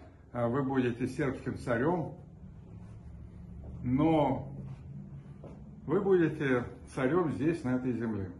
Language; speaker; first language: Russian; native; Russian